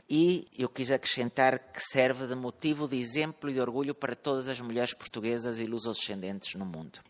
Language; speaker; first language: Portuguese; early bilingual, heritage; Portuguese